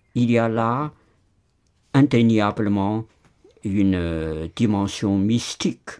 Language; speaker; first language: French; non-native, fluent; Chinese